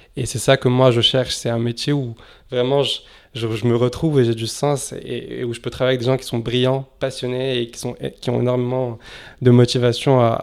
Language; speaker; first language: French; non-native, local second language; Arabic